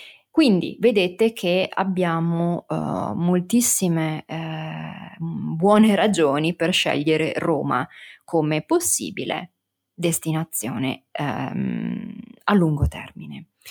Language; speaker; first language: Italian; native; Italian